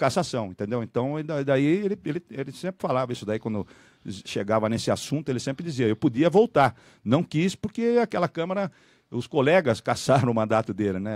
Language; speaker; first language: Portuguese; native; Portuguese